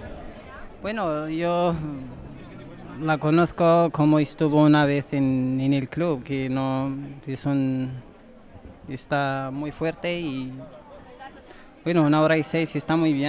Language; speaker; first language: Spanish; non-native, learner; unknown